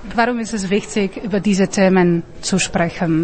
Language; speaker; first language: German; non-native, learner; Slovak